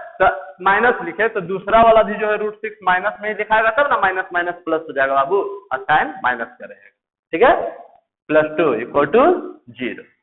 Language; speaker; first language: Hindi; native; Hindi